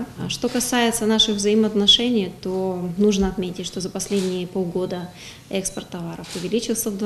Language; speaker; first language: Russian; native; Russian